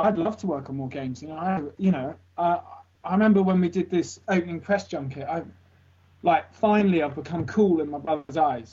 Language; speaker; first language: English; native; English